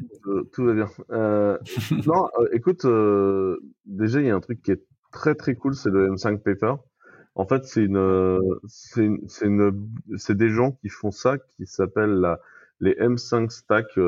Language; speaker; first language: French; native; French